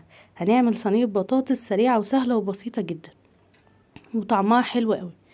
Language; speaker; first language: Arabic; native; Arabic